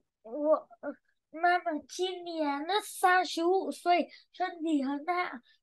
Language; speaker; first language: Chinese; non-native, learner; Vietnamese